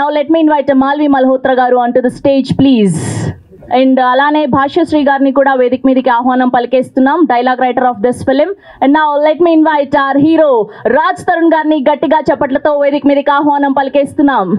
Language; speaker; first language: Telugu; native; Telugu